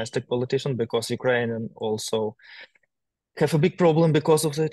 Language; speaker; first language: English; non-native, learner; Ukrainian